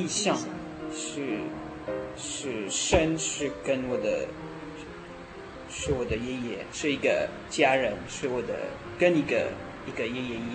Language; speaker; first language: Chinese; non-native, learner; French